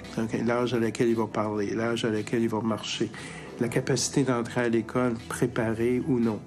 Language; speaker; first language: French; native; French